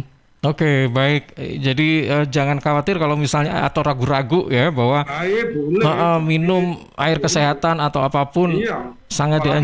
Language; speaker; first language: Indonesian; native; Indonesian